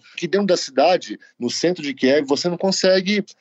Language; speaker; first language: Portuguese; native; Portuguese